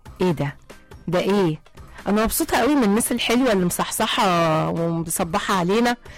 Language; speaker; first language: Arabic; native; Arabic